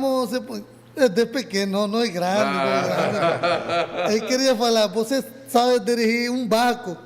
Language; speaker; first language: Portuguese; non-native, learner; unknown